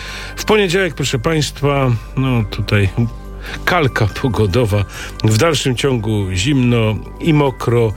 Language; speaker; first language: Polish; native; Polish